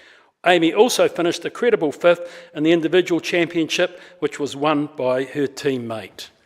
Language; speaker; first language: English; native; English